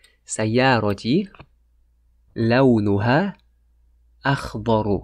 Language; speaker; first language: Arabic; non-native, fluent; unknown